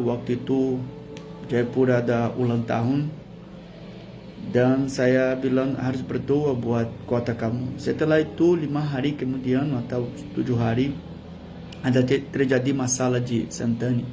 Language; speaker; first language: Indonesian; non-native, fluent; Portuguese